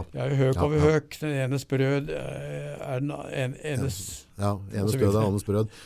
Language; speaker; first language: Norwegian; native; Norwegian